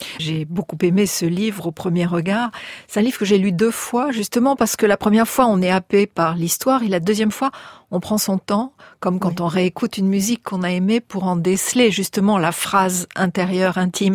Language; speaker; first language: French; native; French